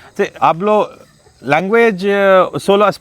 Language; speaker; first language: Spanish; non-native, learner; Hindi